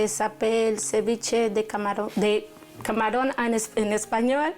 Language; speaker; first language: French; non-native, learner; Spanish